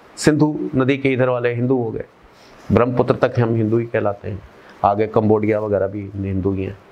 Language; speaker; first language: Hindi; non-native, local second language; Punjabi